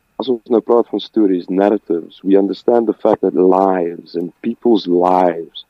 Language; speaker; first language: English; non-native, local second language; Afrikaans